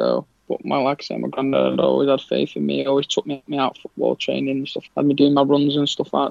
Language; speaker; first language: English; native; English